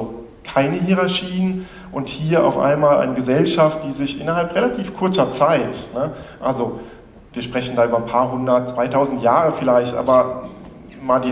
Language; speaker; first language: German; native; German